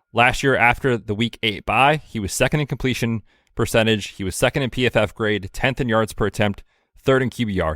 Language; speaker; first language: English; native; English